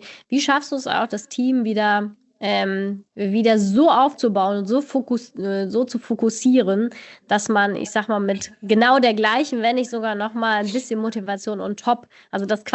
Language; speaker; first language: German; native; German